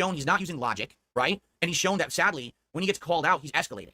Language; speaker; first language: English; native; English